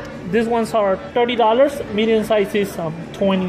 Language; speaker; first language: English; non-native, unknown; Spanish